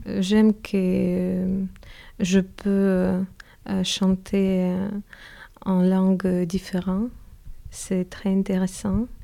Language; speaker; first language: French; non-native, learner; Ukrainian